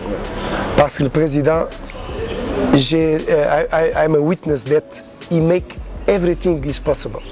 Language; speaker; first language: English; non-native, learner; Portuguese